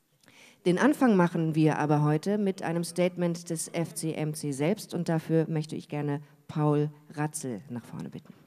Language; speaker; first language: German; native; German